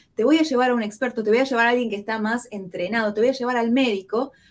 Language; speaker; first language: Spanish; native; Spanish